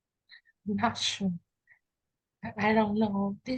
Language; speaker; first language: English; non-native, learner; Vietnamese